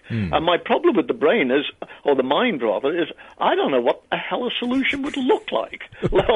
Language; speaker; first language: English; native; English